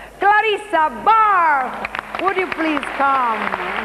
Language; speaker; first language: English; non-native, fluent; Italian